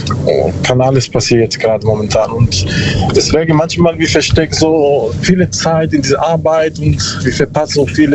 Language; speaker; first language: German; non-native, learner; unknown